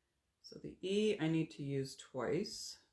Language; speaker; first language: English; native; English